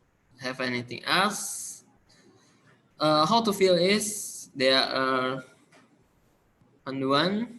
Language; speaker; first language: English; non-native, learner; Indonesian